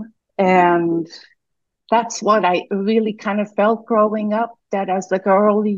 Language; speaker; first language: English; non-native, fluent; Swiss German